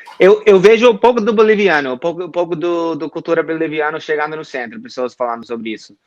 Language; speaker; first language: Portuguese; non-native, fluent; English